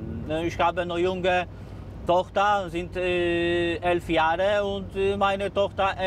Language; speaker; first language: German; non-native, learner; Polish